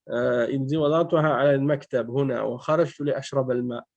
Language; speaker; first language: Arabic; non-native, fluent; French